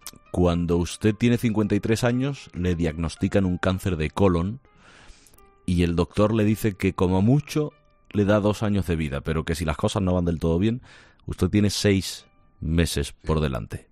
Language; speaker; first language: Spanish; native; Spanish